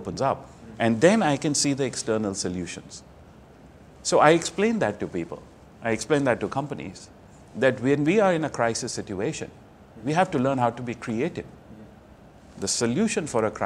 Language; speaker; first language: English; non-native, local second language; Hindi